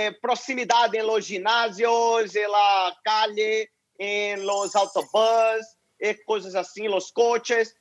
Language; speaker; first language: Spanish; non-native, learner; Portuguese